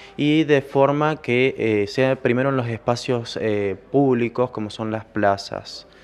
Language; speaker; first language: Spanish; native; Spanish